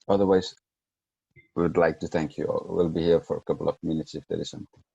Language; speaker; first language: English; non-native, local second language; Nepali